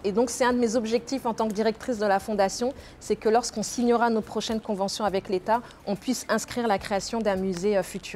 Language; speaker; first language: French; native; French